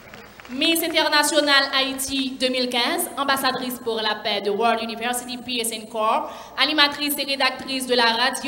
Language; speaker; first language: French; non-native, local second language; Haitian Creole